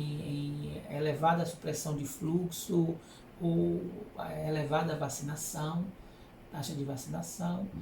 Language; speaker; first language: Portuguese; native; Portuguese